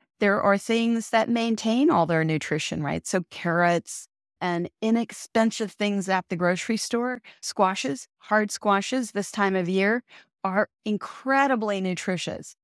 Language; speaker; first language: English; early bilingual, other home language; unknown